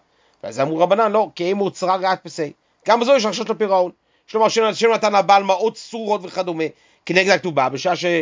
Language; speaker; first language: Hebrew; native; Hebrew